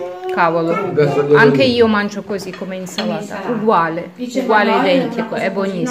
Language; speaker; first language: Italian; non-native, fluent; Russian